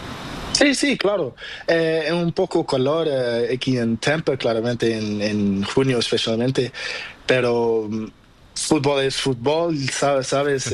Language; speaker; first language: Spanish; non-native, learner; Portuguese